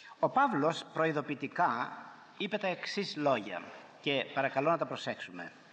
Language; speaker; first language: Greek; native; Greek